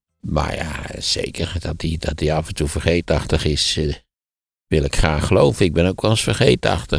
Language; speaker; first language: Dutch; native; Dutch